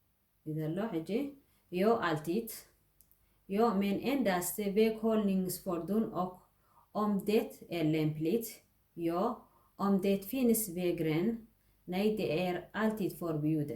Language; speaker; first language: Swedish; non-native, learner; Tigrinya